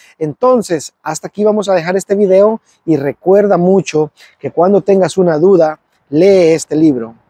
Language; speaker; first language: Spanish; native; Spanish